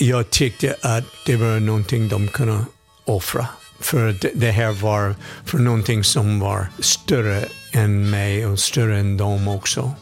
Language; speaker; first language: Swedish; non-native, fluent; English